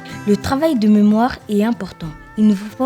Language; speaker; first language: French; native; French